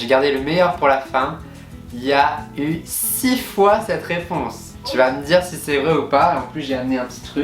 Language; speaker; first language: French; native; French